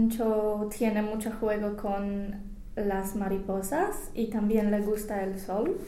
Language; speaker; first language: Spanish; non-native, learner; English